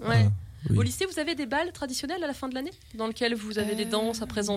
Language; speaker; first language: French; native; French